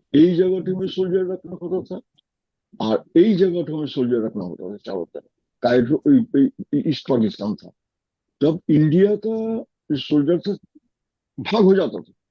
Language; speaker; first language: Hindi; non-native, fluent; Bangla